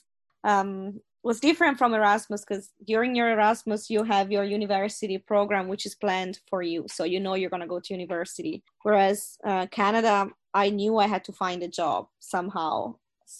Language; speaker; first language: English; non-native, fluent; Italian